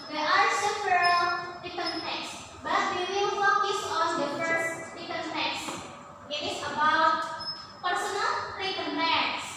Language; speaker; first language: English; non-native, learner; Indonesian